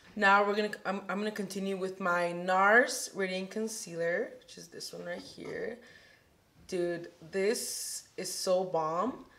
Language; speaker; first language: English; early bilingual, other home language; Spanish